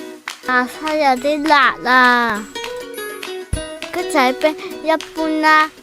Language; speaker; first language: Chinese; native; Chinese